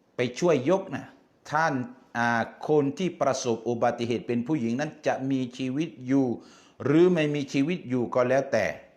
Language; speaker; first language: Thai; non-native, local second language; Malay